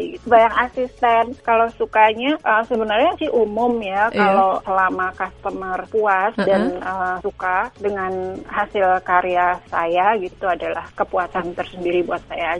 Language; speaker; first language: Indonesian; native; Indonesian